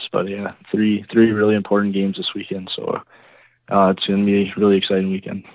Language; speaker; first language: English; native; English